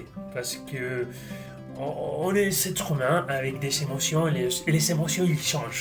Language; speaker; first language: French; non-native, fluent; Spanish